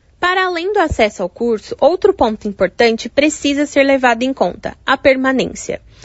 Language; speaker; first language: Portuguese; native; Portuguese